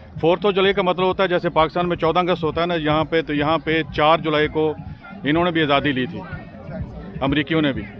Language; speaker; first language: Urdu; native; Urdu